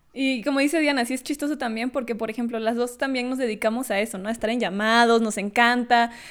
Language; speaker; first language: Spanish; native; Spanish